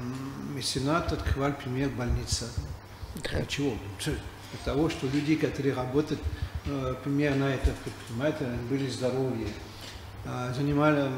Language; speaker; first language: Russian; non-native, fluent; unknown